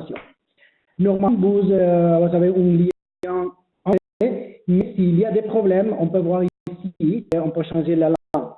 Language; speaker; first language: French; non-native, learner; Spanish